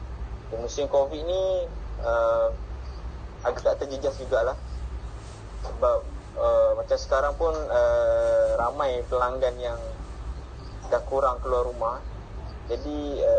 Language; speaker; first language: Malay; native; Malay